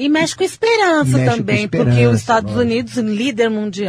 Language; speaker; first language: Portuguese; native; Portuguese